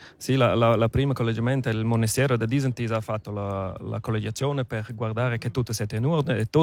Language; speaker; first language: Italian; non-native, local second language; Romansh